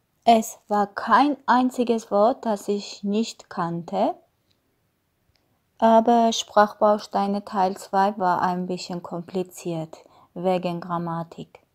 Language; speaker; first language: German; non-native, learner; Armenian